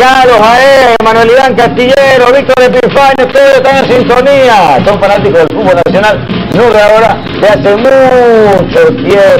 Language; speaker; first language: Spanish; native; Spanish